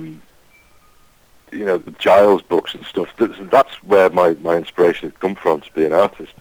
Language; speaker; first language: English; native; English